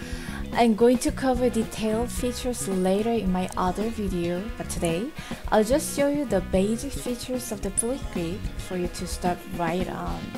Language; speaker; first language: English; non-native, fluent; Korean